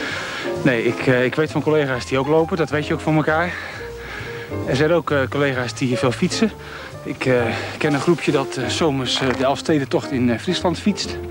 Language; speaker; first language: Dutch; native; Dutch